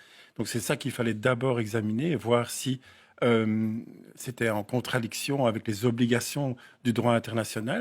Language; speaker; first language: French; native; French